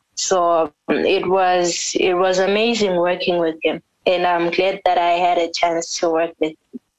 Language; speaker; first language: English; non-native, local second language; North Ndebele